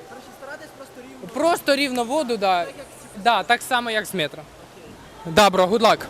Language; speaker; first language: Ukrainian; native; Ukrainian